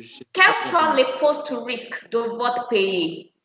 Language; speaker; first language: French; non-native, learner; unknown